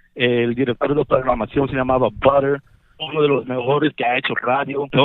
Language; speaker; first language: Spanish; early bilingual, heritage; Spanish